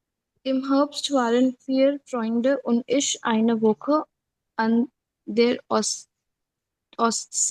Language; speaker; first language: German; non-native, learner; Hindi